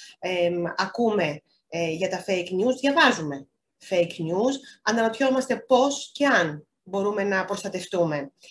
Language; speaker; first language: Greek; native; Greek